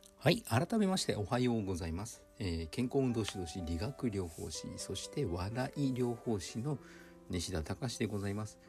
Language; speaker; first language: Japanese; native; Japanese